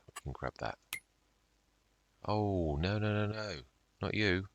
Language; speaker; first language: English; native; English